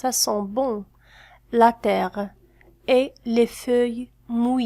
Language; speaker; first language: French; non-native, fluent; Arabic